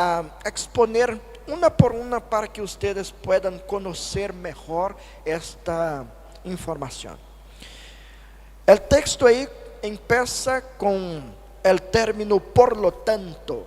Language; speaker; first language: Spanish; non-native, fluent; Portuguese